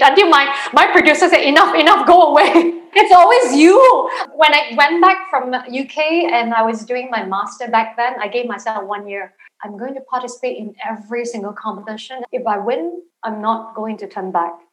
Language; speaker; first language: English; non-native, local second language; Chinese